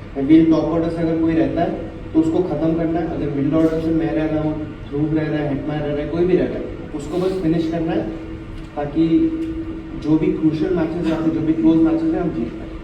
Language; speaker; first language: Hindi; non-native, local second language; Assamese